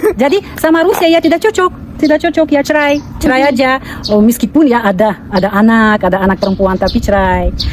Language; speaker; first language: Indonesian; non-native, fluent; Russian